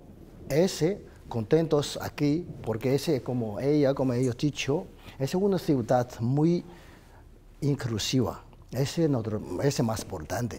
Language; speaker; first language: Spanish; non-native, learner; Chinese